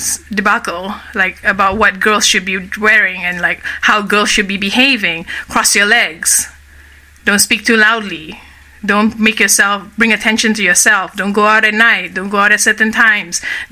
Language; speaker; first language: English; native; English